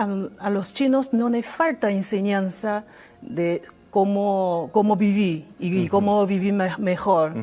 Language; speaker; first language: Spanish; non-native, learner; Chinese